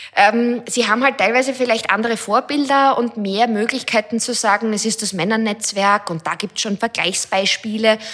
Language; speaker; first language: German; native; German